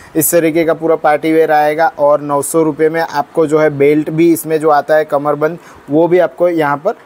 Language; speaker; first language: Hindi; non-native, local second language; Gujarati